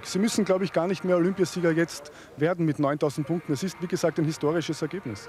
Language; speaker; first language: German; native; German